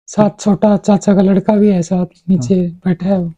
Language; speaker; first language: Hindi; native; Hindi